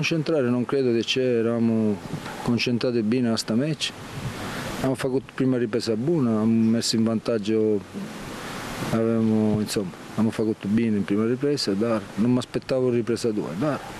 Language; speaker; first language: Romanian; non-native, learner; Italian